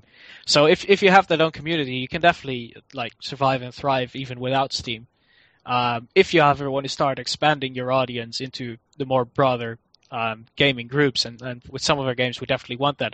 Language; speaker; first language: English; non-native, fluent; Dutch